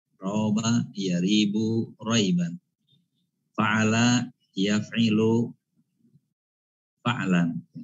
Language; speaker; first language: Arabic; non-native, fluent; Indonesian